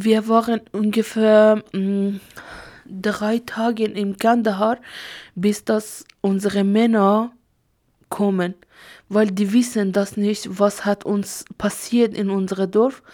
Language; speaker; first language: German; non-native, learner; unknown